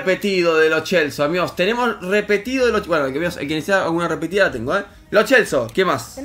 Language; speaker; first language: Spanish; native; Spanish